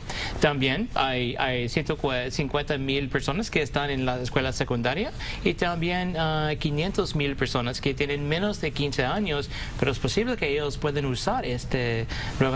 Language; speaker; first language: Spanish; early bilingual, heritage; English